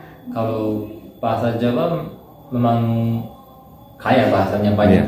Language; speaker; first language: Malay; non-native, learner; Turkish